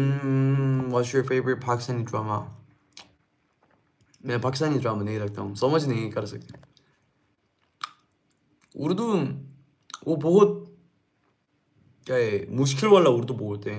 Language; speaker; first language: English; non-native, learner; Korean